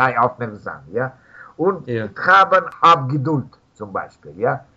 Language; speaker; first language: German; non-native, learner; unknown